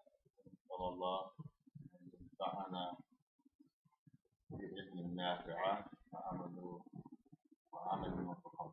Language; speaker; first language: Arabic; non-native, fluent; English